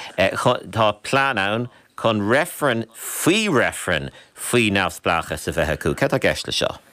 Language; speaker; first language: Irish; native; Irish